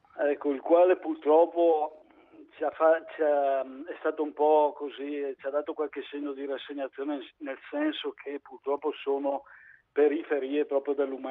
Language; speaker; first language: Italian; native; Italian